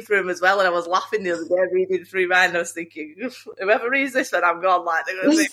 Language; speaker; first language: English; native; English